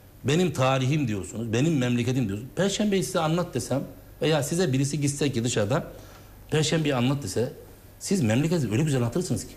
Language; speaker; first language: Turkish; native; Turkish